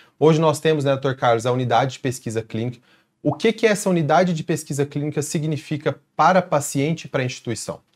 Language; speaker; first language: Portuguese; native; Portuguese